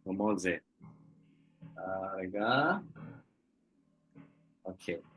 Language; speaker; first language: Hebrew; non-native, fluent; Indonesian